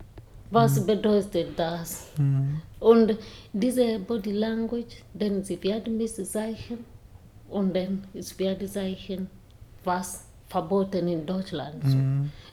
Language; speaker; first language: German; non-native, learner; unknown